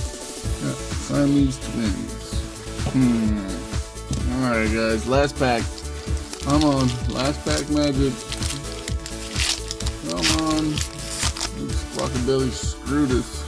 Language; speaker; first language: English; native; English